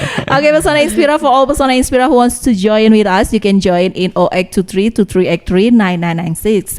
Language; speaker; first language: English; non-native, learner; Indonesian